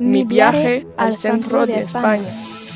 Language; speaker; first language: Spanish; non-native, learner; French